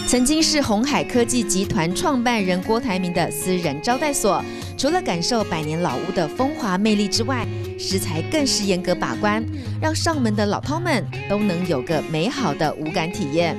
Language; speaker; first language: Chinese; native; Chinese